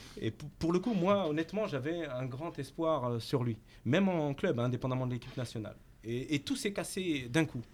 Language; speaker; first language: French; native; French